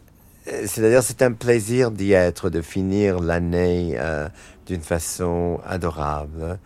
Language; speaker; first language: French; non-native, fluent; English